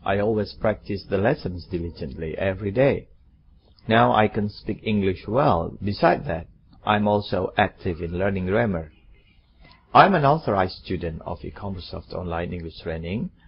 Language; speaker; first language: English; non-native, fluent; Indonesian